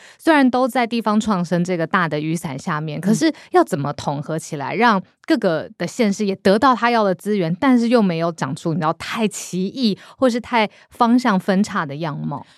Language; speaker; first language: Chinese; native; Chinese